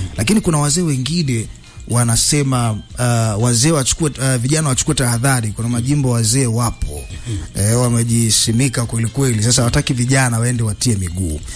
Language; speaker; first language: Swahili; native; Swahili